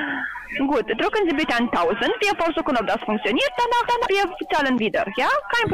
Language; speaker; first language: German; non-native, learner; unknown